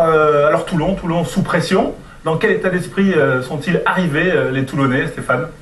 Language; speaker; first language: French; native; French